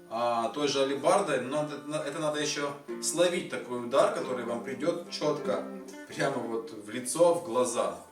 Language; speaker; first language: Russian; native; Russian